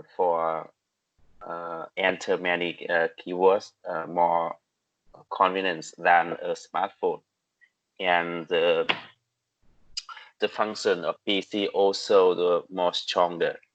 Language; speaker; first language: English; non-native, learner; Vietnamese